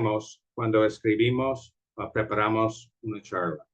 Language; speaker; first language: Spanish; non-native, fluent; English